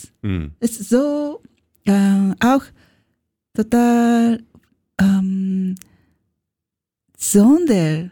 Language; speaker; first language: German; non-native, learner; Japanese